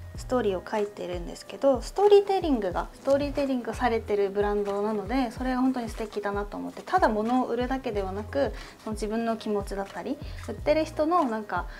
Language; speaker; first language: Japanese; non-native, fluent; Korean